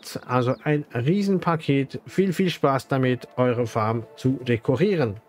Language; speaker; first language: German; native; German